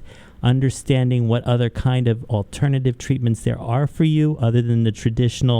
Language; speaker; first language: English; native; English